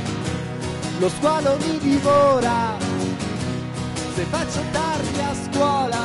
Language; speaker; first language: Italian; native; Italian